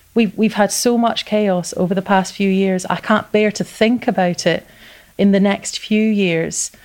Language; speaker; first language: English; native; English